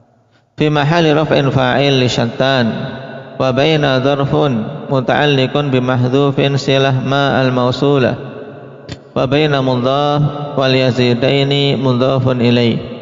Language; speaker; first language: Arabic; non-native, fluent; Indonesian